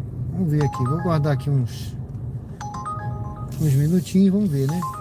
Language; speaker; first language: Portuguese; native; Portuguese